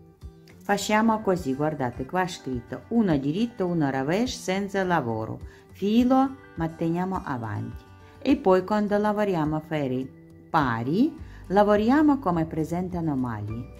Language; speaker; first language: Italian; non-native, learner; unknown